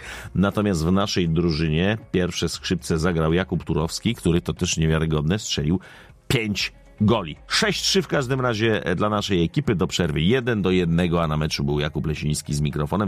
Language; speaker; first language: Polish; native; Polish